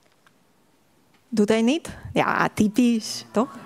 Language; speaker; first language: Dutch; non-native, fluent; Hungarian